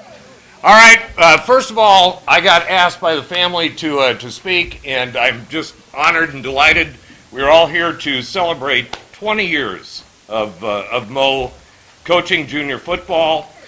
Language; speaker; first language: English; native; English